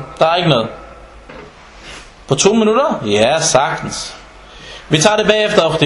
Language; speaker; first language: Danish; non-native, fluent; Arabic